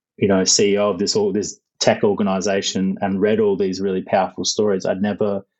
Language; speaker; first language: English; native; English